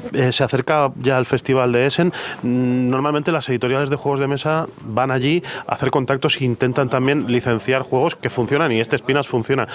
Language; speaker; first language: Spanish; non-native, local second language; Catalan